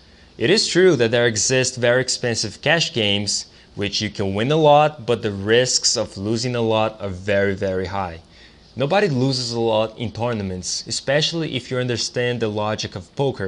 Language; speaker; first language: English; non-native, fluent; Portuguese